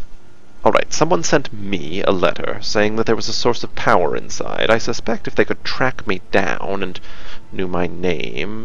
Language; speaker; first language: English; native; English